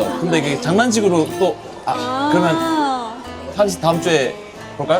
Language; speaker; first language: Korean; native; Korean